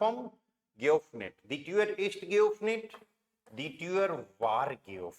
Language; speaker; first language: German; non-native, fluent; Hindi